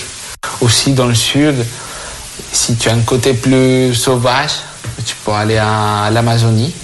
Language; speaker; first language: French; non-native, fluent; Spanish